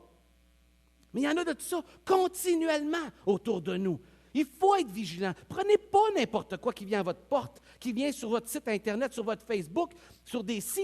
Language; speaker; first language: French; native; French